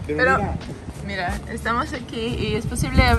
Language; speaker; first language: Spanish; non-native, learner; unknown